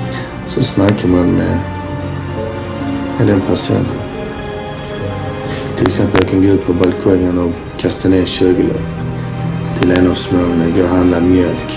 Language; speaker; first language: Swedish; early bilingual, other home language; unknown